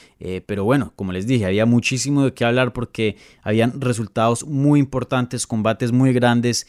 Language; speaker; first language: Spanish; native; Spanish